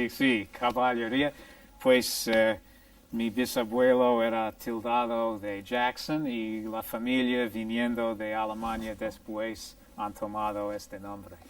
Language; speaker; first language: Spanish; non-native, fluent; English